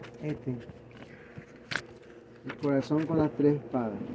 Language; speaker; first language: Spanish; native; Spanish